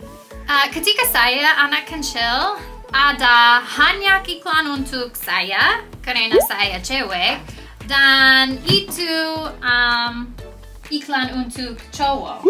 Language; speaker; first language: Indonesian; non-native, learner; English